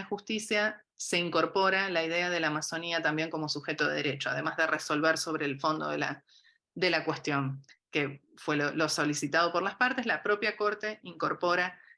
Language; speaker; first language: Spanish; native; Spanish